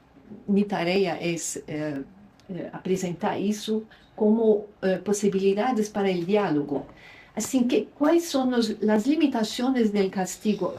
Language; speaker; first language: Spanish; non-native, fluent; Luxembourgish